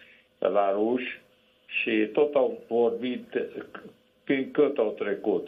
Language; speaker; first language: Romanian; non-native, local second language; Hungarian